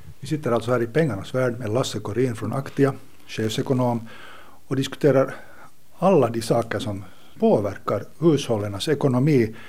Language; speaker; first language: Swedish; native; Swedish